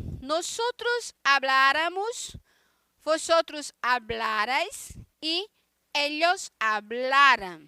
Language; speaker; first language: Spanish; non-native, fluent; Portuguese